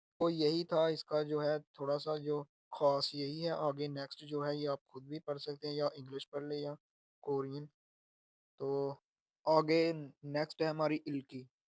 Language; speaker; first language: Urdu; native; Urdu